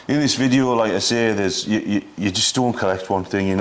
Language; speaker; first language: English; native; English